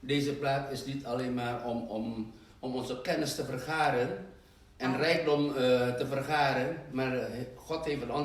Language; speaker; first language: Dutch; non-native, fluent; Indonesian